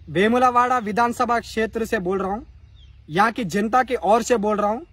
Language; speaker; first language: Hindi; non-native, local second language; Telugu